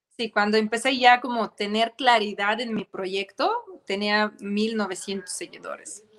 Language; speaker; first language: Spanish; non-native, fluent; Ukrainian